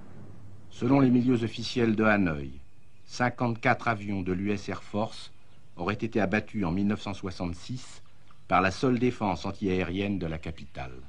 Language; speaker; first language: French; native; French